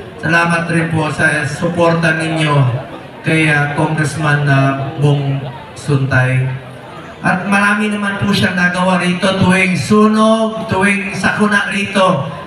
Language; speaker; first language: Filipino; non-native, local second language; Cebuano